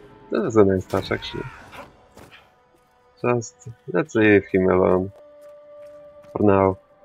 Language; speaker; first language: English; non-native, fluent; Polish